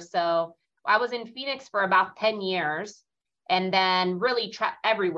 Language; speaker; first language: English; non-native, fluent; Italian